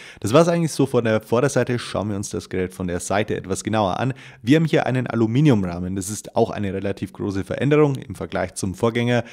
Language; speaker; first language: German; native; German